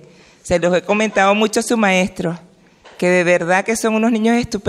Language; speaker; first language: Spanish; non-native, learner; Italian